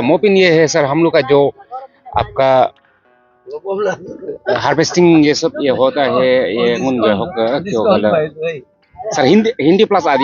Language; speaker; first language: Hindi; non-native, local second language; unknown